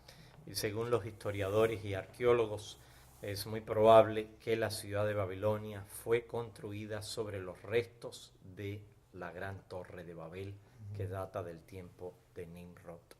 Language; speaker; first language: Spanish; native; Spanish